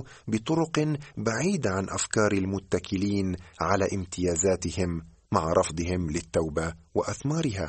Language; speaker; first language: Arabic; native; Arabic